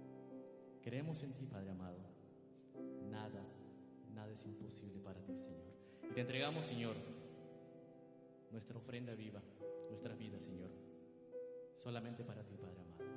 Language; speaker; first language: Spanish; native; Spanish